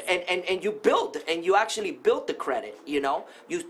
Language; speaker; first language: English; non-native, fluent; Spanish